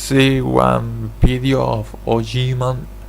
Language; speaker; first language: English; non-native, learner; Spanish